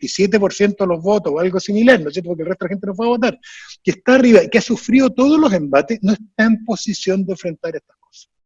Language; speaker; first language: Spanish; native; Spanish